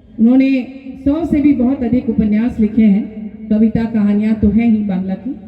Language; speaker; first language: Hindi; non-native, local second language; Bangla